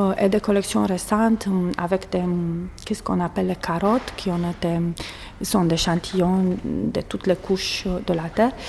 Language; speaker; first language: French; non-native, fluent; Portuguese